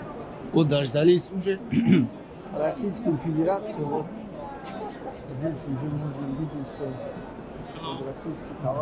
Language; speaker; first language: Russian; non-native, local second language; Tajik